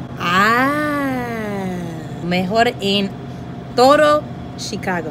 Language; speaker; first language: Spanish; non-native, learner; English